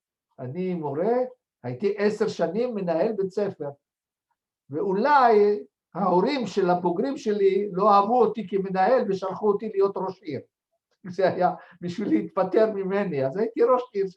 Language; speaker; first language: Hebrew; non-native, fluent; French